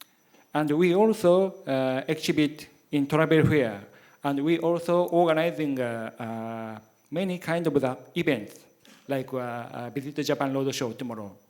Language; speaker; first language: English; non-native, learner; Japanese